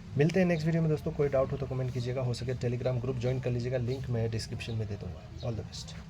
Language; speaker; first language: Hindi; non-native, local second language; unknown